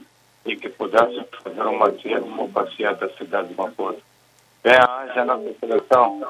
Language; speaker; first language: Portuguese; non-native, local second language; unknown